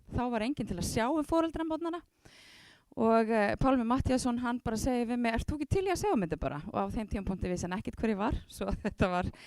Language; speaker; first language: Icelandic; native; Icelandic